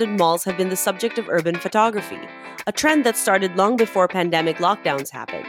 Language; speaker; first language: English; non-native, local second language; Filipino